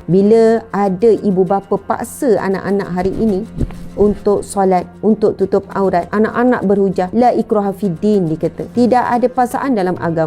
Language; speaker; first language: Malay; native; Malay